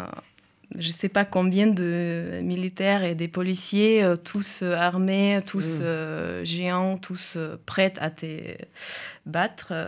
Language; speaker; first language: French; non-native, fluent; Russian